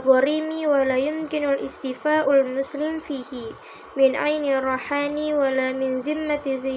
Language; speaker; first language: Arabic; non-native, learner; Indonesian